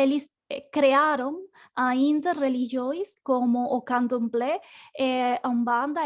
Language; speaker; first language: Portuguese; non-native, learner; Spanish